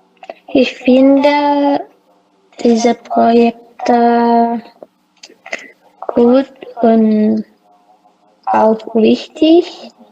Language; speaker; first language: German; non-native, learner; Indonesian